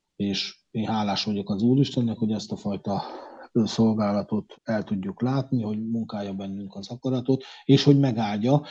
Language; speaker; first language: Hungarian; native; Hungarian